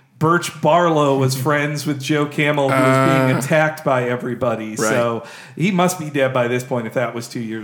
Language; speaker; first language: English; native; English